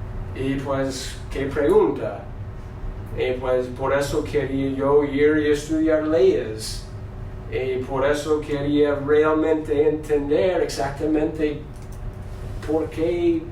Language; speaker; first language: Spanish; non-native, fluent; English